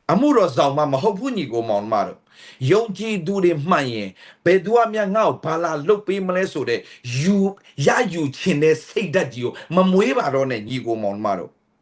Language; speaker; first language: Burmese; non-native, local second language; Tedim Chin